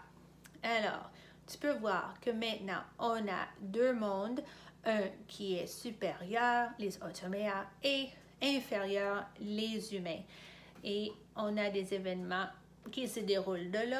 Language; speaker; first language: French; non-native, fluent; English